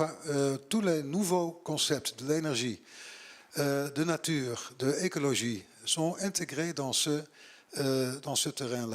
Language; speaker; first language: French; non-native, learner; Dutch